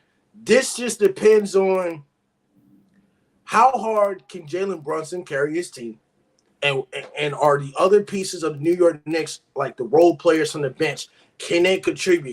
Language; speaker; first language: English; native; English